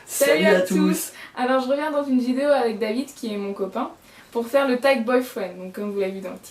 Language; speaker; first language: French; native; French